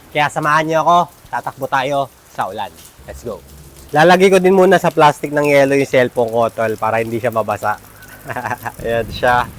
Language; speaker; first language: Filipino; non-native, local second language; Iloko